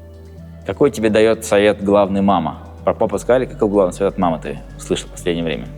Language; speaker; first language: Russian; native; Russian